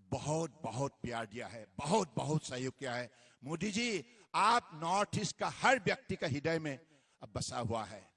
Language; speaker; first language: Hindi; non-native, local second language; Assamese